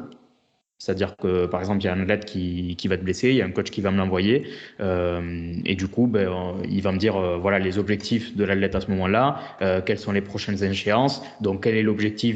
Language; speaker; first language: French; native; French